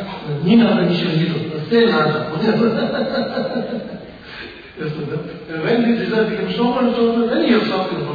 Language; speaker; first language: Russian; non-native, learner; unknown